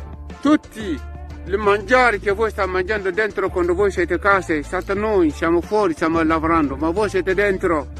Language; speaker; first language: Italian; non-native, learner; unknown